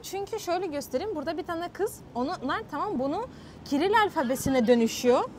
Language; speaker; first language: Turkish; non-native, fluent; Russian